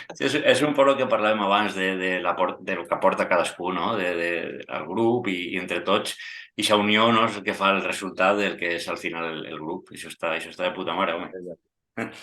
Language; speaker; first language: Catalan; native; Catalan